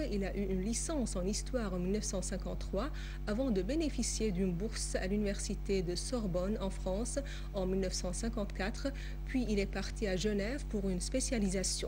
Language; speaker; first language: French; non-native, fluent; Arabic